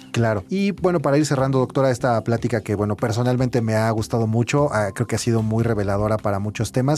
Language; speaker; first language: Spanish; native; Spanish